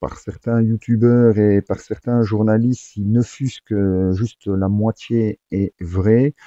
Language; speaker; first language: French; native; French